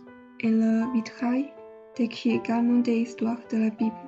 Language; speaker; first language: French; non-native, learner; Chinese